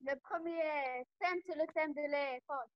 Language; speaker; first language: French; non-native, learner; Arabic